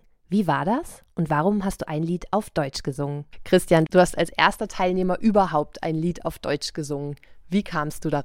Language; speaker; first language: German; native; German